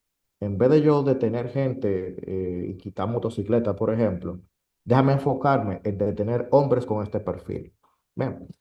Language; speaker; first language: Spanish; native; Spanish